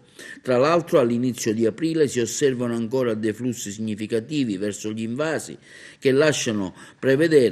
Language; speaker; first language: Italian; native; Italian